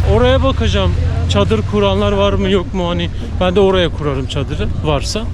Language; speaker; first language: Turkish; native; Turkish